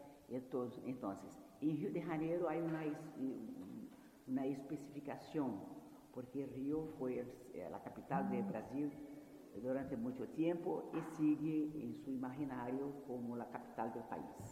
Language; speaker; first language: Spanish; non-native, fluent; Portuguese